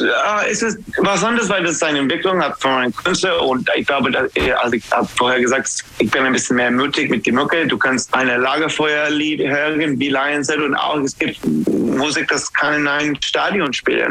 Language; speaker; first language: German; non-native, learner; English